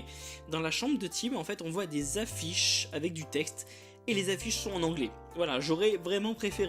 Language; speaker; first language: French; native; French